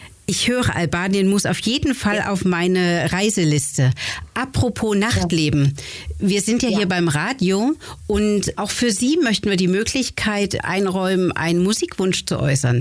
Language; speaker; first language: German; native; German